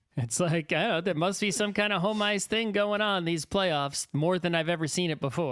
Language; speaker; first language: English; native; English